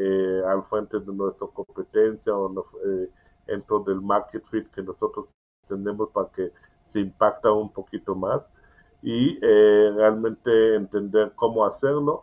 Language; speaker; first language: Spanish; non-native, learner; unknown